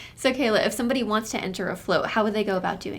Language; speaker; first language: English; native; English